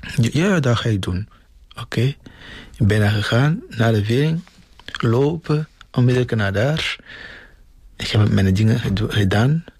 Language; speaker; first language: Dutch; non-native, fluent; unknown